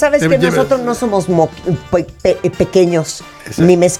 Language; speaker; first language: Spanish; native; Spanish